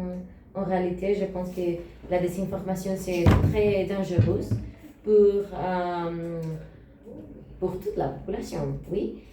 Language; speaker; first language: French; non-native, learner; Spanish